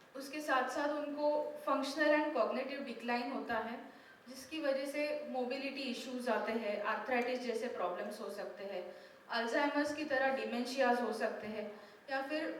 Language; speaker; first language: Hindi; non-native, local second language; Marathi